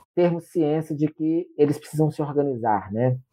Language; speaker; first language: Portuguese; native; Portuguese